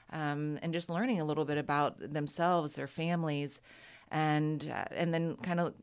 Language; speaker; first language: English; native; English